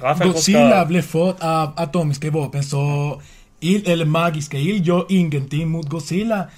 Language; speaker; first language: Norwegian; non-native, learner; Swedish